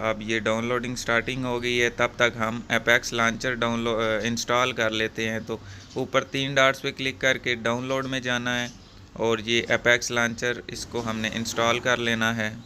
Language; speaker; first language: Urdu; non-native, local second language; Punjabi